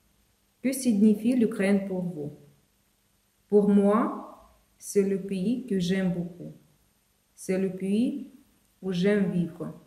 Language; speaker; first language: French; non-native, fluent; Ukrainian